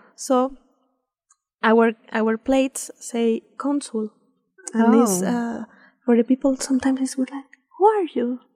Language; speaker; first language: English; non-native, fluent; Spanish